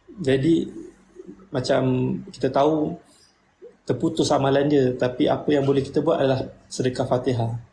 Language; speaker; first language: Malay; native; Malay